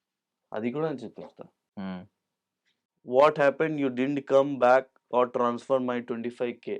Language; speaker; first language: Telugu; non-native, local second language; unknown